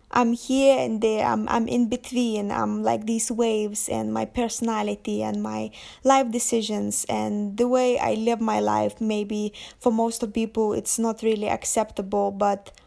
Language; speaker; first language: English; non-native, fluent; Lithuanian